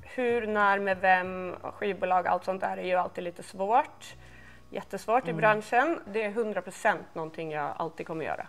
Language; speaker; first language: Swedish; non-native, fluent; English